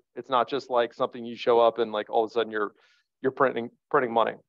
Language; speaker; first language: English; native; English